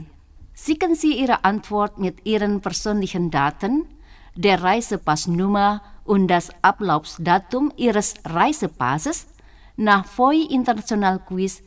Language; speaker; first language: German; non-native, fluent; Indonesian